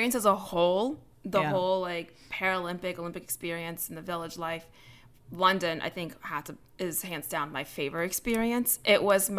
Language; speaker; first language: English; early bilingual, other home language; Ukrainian